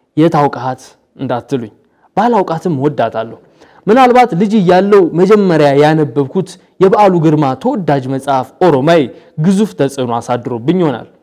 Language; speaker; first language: Amharic; native; Amharic